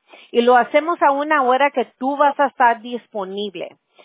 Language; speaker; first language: Spanish; early bilingual, heritage; Spanish